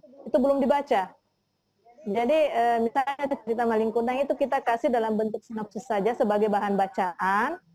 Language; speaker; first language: Indonesian; native; Indonesian